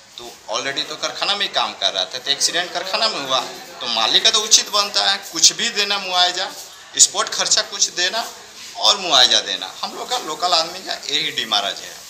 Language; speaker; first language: Hindi; native; Hindi